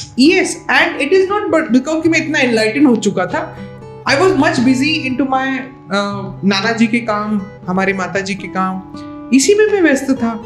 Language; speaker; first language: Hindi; non-native, local second language; Marathi